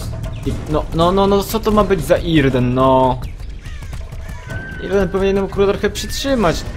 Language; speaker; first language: Polish; native; Polish